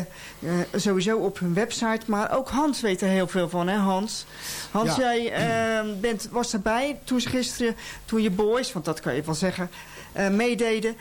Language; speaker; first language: Dutch; native; Dutch